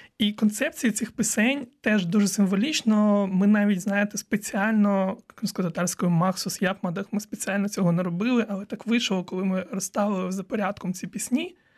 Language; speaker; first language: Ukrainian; non-native, local second language; Crimean Tatar